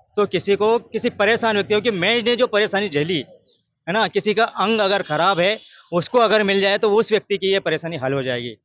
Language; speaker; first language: Hindi; native; Hindi